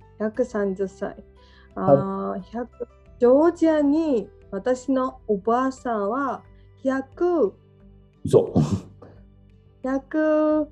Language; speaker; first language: Japanese; non-native, learner; Georgian